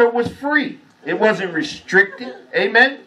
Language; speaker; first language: English; native; English